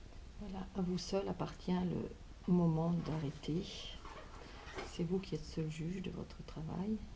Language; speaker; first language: French; native; French